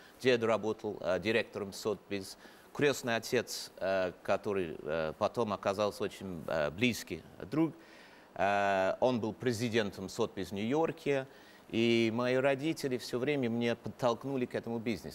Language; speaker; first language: Russian; non-native, fluent; English